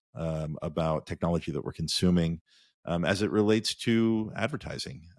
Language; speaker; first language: English; native; English